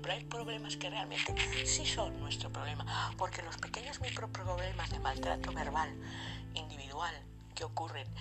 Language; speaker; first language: Spanish; native; Spanish